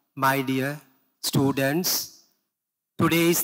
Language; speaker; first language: English; non-native, local second language; Sinhala